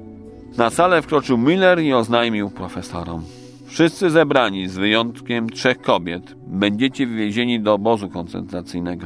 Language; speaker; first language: Polish; native; Polish